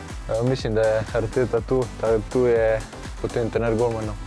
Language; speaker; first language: Slovenian; native; Slovenian